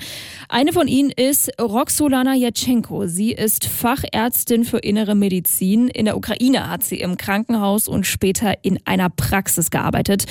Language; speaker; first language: German; native; German